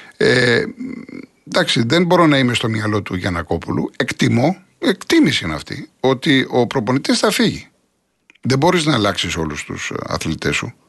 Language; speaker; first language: Greek; native; Greek